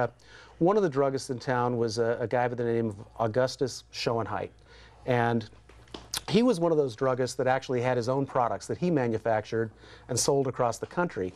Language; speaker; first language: English; native; English